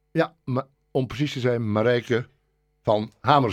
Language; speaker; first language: Dutch; native; Dutch